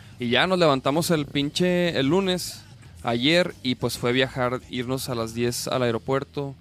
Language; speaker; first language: Spanish; native; Spanish